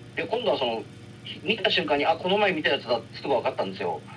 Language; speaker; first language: Japanese; native; Japanese